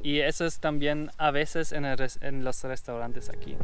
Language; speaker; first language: Spanish; non-native, learner; German